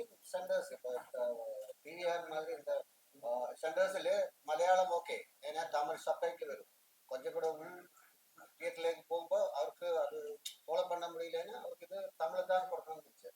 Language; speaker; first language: Tamil; non-native, learner; Malayalam